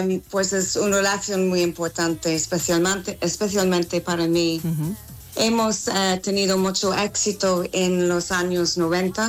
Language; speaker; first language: Spanish; non-native, learner; English